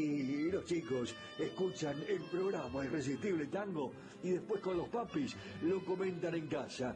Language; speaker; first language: Spanish; native; Spanish